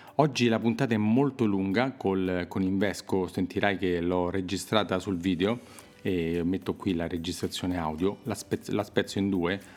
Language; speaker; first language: Italian; native; Italian